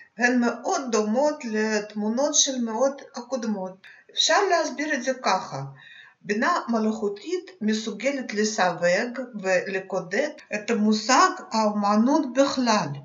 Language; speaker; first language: Hebrew; non-native, fluent; Russian